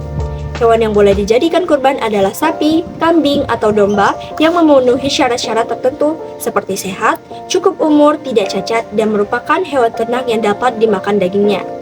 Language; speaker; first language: Indonesian; native; Indonesian